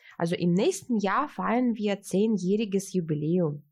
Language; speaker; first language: German; early bilingual, heritage; Russian